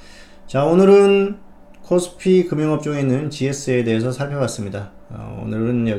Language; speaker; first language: Korean; native; Korean